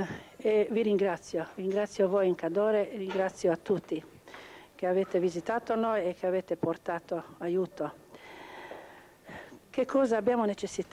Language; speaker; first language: Italian; non-native, local second language; Croatian